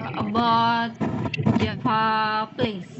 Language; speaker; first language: English; non-native, learner; Indonesian